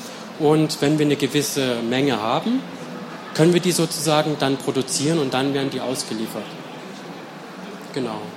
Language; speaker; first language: German; native; German